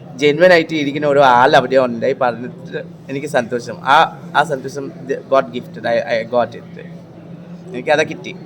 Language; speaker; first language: Malayalam; non-native, local second language; Assamese